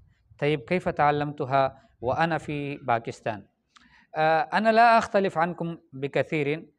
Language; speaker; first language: Arabic; non-native, fluent; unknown